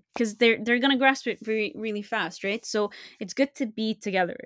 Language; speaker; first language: English; non-native, fluent; French